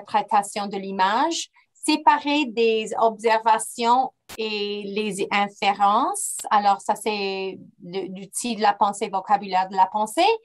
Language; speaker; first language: French; non-native, fluent; English